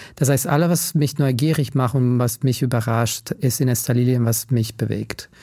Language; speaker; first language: German; non-native, fluent; Italian